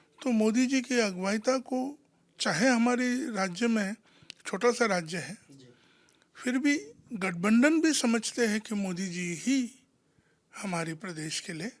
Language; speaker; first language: Hindi; non-native, local second language; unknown